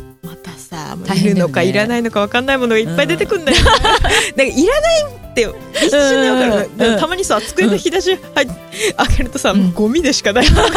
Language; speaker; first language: Japanese; native; Japanese